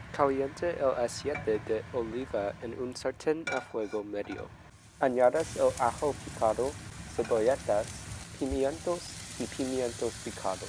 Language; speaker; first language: Spanish; non-native, learner; English